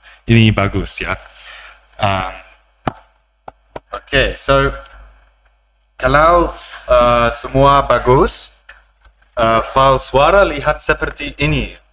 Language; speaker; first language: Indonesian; non-native, learner; English